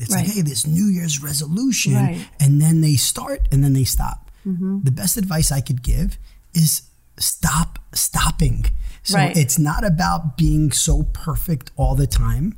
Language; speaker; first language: English; early bilingual, other home language; Hebrew